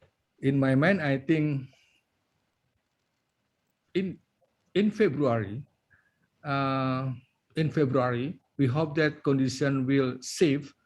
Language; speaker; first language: English; non-native, learner; Indonesian